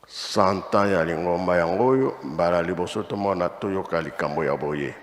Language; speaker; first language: Lingala; non-native, local second language; Kongo